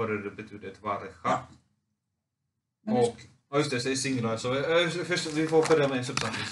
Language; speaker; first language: Swedish; non-native, fluent; Finnish